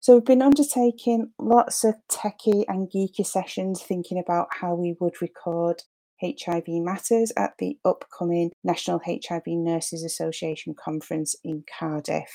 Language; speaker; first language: English; native; English